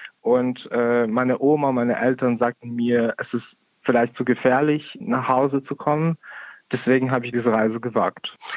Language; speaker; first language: German; non-native, fluent; Ukrainian